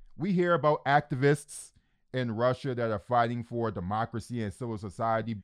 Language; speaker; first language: English; native; English